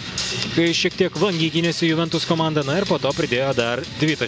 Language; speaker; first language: Lithuanian; native; Lithuanian